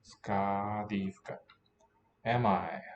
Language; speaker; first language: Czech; non-native, learner; English